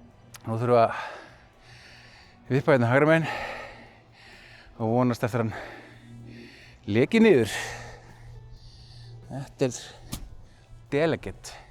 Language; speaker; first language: Icelandic; native; Icelandic